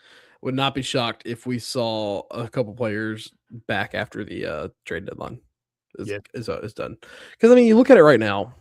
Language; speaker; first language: English; native; English